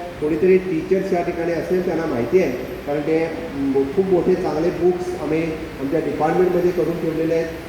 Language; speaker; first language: Marathi; non-native, local second language; Konkani